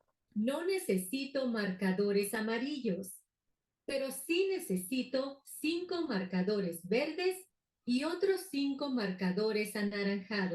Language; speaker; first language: Spanish; non-native, learner; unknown